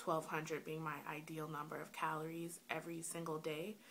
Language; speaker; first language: English; native; English